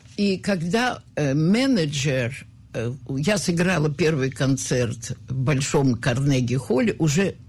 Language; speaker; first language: Russian; native; Russian